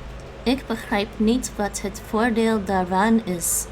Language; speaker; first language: Dutch; non-native, learner; English